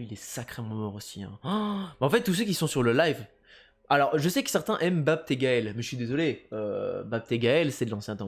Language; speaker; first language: French; native; French